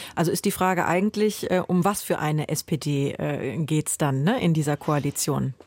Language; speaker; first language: German; native; German